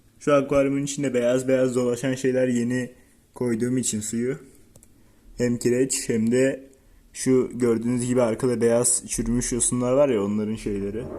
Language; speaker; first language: Turkish; native; Turkish